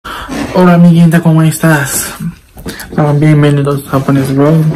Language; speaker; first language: Spanish; non-native, learner; Japanese